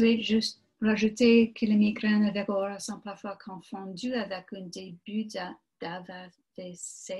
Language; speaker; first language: French; non-native, learner; English